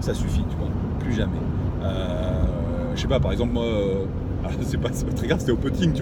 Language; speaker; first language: French; native; French